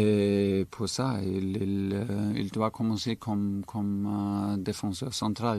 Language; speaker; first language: French; non-native, fluent; German